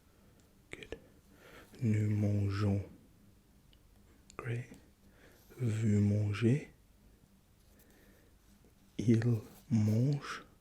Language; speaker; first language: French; non-native, learner; English